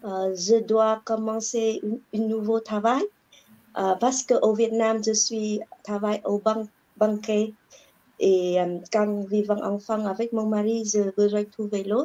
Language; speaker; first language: French; non-native, learner; Vietnamese